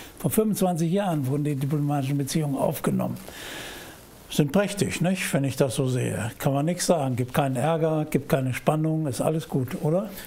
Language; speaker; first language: German; native; German